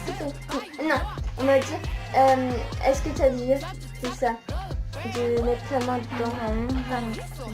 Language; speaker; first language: French; native; French